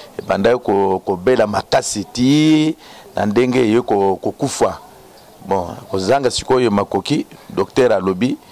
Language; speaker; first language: Lingala; native; Lingala